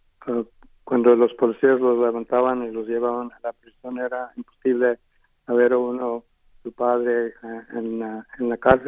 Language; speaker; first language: Spanish; early bilingual, heritage; Spanish